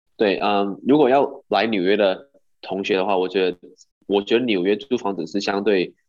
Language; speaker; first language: Chinese; non-native, local second language; Cantonese